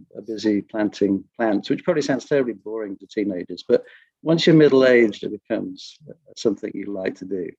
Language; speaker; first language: English; native; English